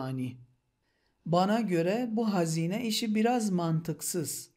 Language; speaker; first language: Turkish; non-native, fluent; Persian